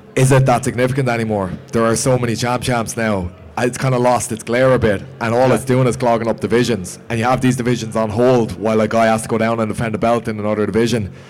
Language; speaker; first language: English; native; English